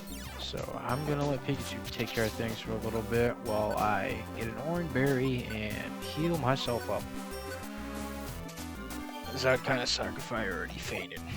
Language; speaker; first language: English; native; English